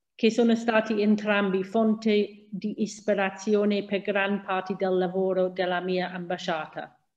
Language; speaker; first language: Italian; non-native, fluent; English